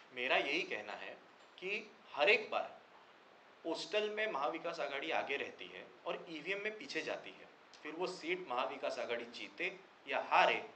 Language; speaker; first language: Hindi; non-native, local second language; Marathi